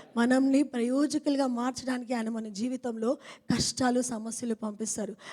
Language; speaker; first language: Telugu; non-native, fluent; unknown